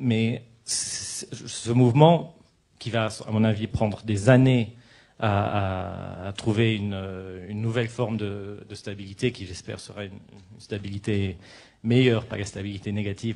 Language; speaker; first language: French; non-native, local second language; Arabic